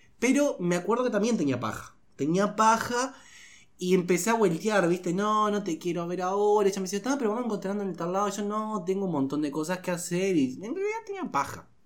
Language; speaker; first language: Spanish; native; Spanish